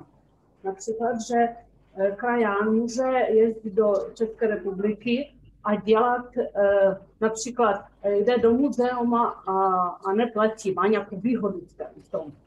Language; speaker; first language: Czech; early bilingual, heritage; Czech